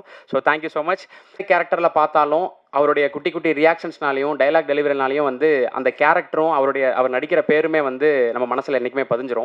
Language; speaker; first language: Tamil; native; Tamil